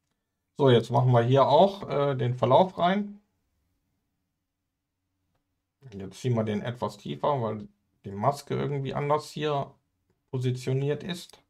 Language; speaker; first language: German; native; German